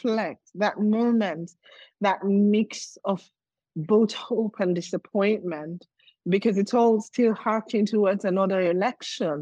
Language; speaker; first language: English; non-native, local second language; Yoruba